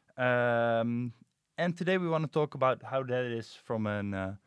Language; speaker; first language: English; non-native, fluent; Dutch